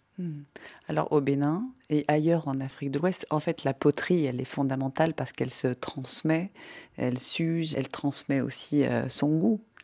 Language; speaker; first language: French; native; French